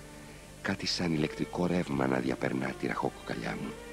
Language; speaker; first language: Greek; native; Greek